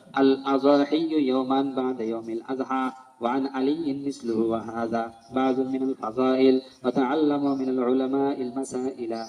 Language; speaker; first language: Arabic; non-native, fluent; Bangla